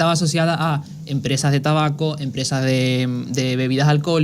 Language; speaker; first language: Spanish; native; Spanish